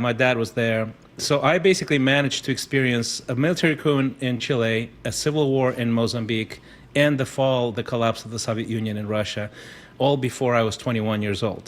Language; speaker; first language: English; non-native, fluent; Spanish